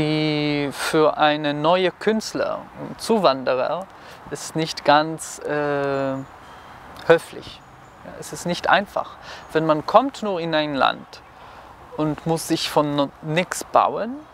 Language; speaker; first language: German; non-native, fluent; Hebrew